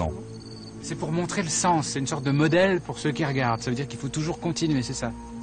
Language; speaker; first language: French; native; French